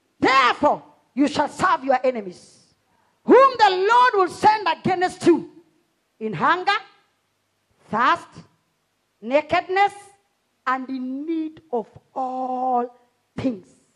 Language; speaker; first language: English; non-native, local second language; Swahili